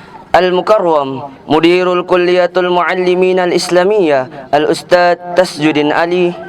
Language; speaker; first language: Arabic; non-native, learner; Indonesian